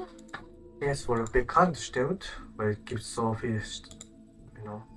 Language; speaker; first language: German; non-native, learner; Japanese